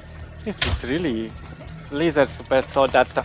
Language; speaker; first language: English; non-native, learner; Spanish